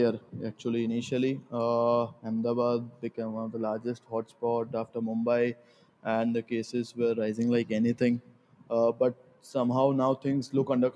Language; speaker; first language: English; non-native, local second language; Gujarati